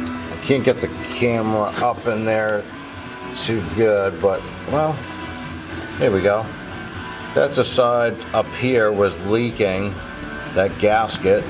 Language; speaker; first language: English; native; English